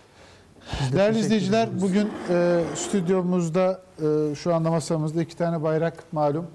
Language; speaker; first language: Turkish; native; Turkish